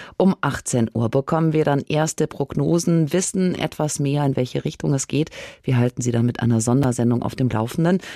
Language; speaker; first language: German; native; German